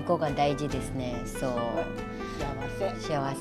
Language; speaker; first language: Japanese; non-native, learner; Hindi